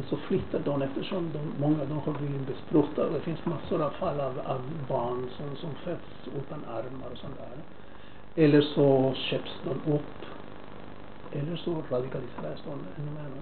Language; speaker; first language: Swedish; non-native, fluent; Spanish